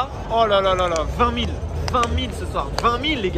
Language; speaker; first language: French; native; French